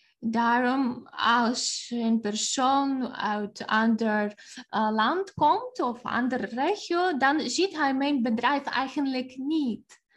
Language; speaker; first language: Dutch; non-native, fluent; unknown